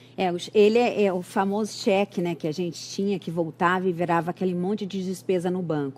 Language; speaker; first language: Portuguese; native; Portuguese